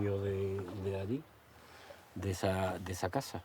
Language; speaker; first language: Spanish; native; Spanish